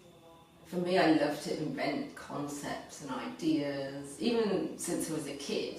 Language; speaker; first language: English; native; English